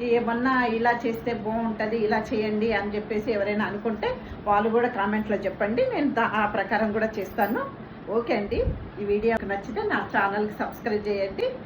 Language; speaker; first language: Telugu; non-native, local second language; Tamil